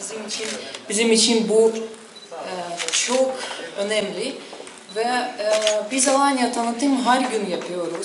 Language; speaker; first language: Turkish; non-native, learner; Russian